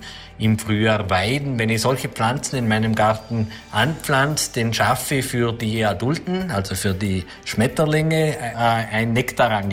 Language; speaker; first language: German; native; German